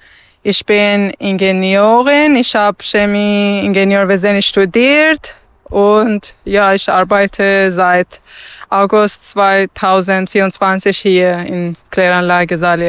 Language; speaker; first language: German; non-native, learner; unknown